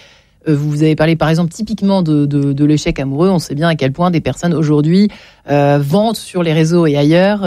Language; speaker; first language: French; native; French